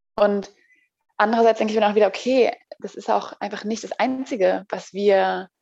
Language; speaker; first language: German; native; German